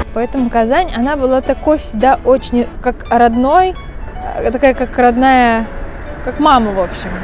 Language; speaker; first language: Russian; native; Russian